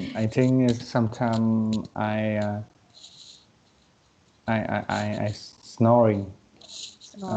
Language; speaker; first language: English; non-native, learner; Vietnamese